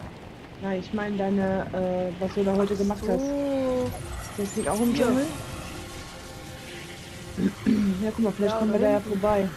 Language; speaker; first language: German; native; German